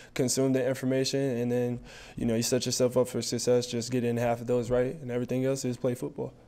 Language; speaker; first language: English; native; English